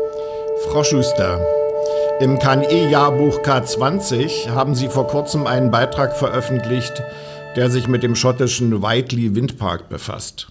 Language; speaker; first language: German; native; German